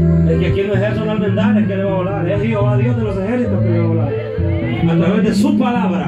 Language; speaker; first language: Spanish; native; Spanish